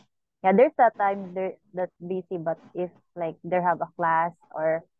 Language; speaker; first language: English; non-native, local second language; Cebuano